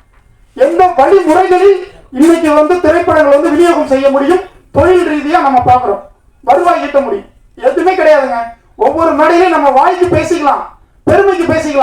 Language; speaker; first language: Tamil; native; Tamil